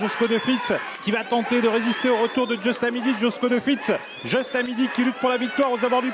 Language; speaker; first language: French; native; French